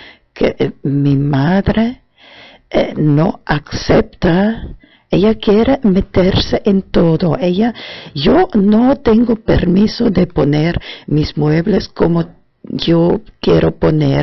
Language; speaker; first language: Spanish; non-native, fluent; German